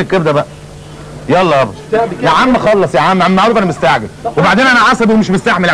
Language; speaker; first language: Arabic; native; Arabic